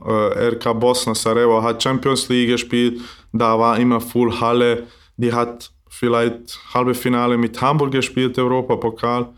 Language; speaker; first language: German; non-native, learner; Bosnian